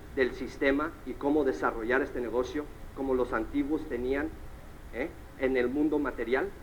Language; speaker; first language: Spanish; early bilingual, heritage; Spanish